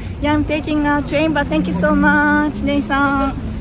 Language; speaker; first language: English; non-native, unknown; Japanese